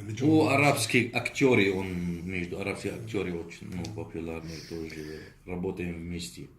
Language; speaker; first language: Russian; non-native, learner; Arabic